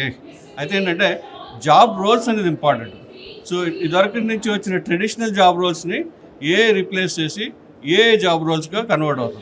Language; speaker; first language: Telugu; native; Telugu